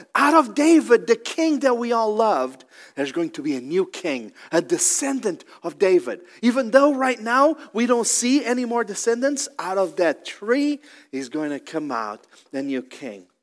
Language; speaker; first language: English; non-native, fluent; Portuguese